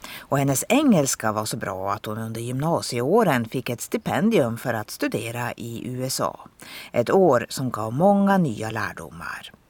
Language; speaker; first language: Swedish; native; Swedish